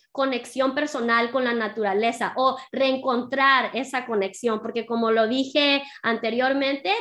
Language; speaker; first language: Spanish; early bilingual, heritage; Spanish